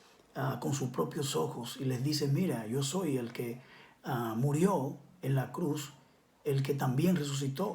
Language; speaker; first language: Spanish; native; Spanish